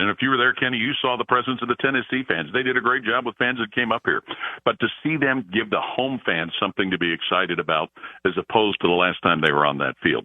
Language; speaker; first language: English; native; English